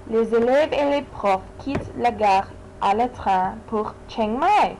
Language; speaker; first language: French; non-native, learner; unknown